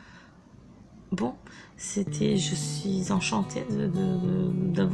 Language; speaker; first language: French; non-native, fluent; Portuguese